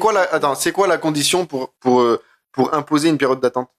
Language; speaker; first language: French; native; French